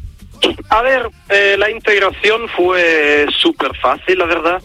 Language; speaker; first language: Spanish; non-native, fluent; Italian